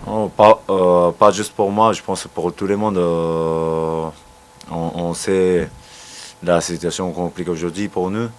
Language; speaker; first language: French; non-native, learner; Japanese